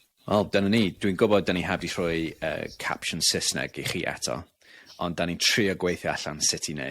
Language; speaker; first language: Welsh; non-native, local second language; English